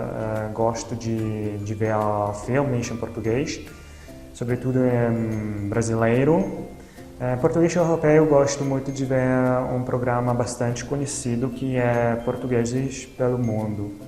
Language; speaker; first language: Portuguese; non-native, fluent; Italian